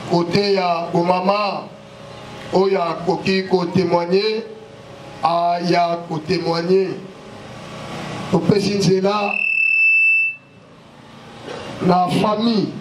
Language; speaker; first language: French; non-native, local second language; Lingala